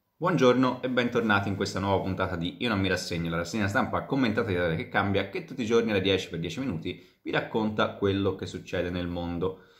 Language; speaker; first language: Italian; native; Italian